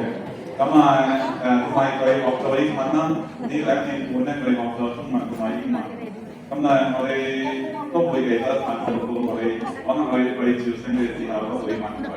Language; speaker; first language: Cantonese; native; Cantonese